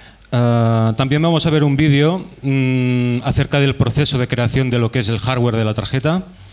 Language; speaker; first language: Spanish; native; Spanish